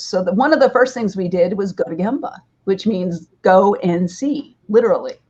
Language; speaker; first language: English; native; English